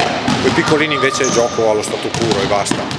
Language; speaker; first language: Italian; native; Italian